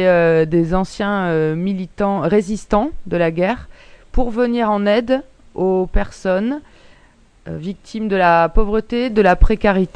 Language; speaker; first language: French; native; French